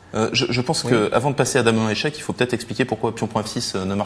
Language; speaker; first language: French; native; French